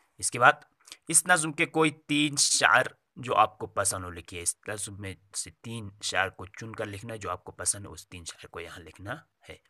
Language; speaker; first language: Urdu; native; Urdu